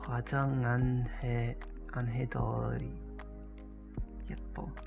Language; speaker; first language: Korean; non-native, learner; English